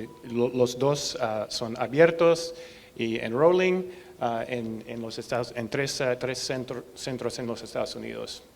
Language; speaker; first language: Spanish; non-native, learner; English